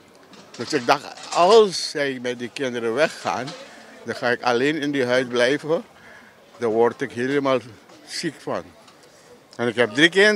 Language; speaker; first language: Dutch; non-native, local second language; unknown